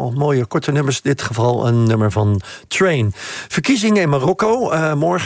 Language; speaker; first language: Dutch; native; Dutch